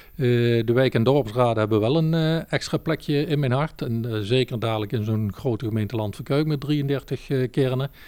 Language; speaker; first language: Dutch; native; Dutch